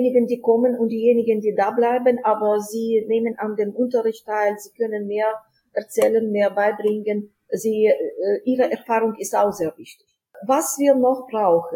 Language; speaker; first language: German; non-native, fluent; Ukrainian